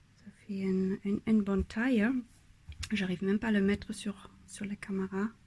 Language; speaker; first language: French; non-native, fluent; German